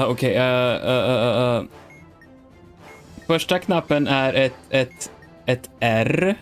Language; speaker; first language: Swedish; non-native, learner; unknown